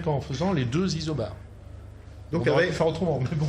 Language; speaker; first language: French; native; French